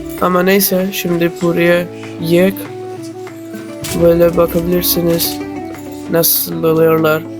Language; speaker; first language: Turkish; non-native, fluent; Urdu